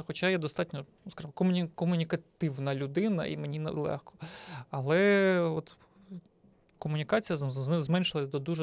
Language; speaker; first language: Ukrainian; native; Ukrainian